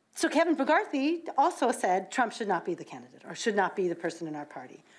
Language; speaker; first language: English; native; English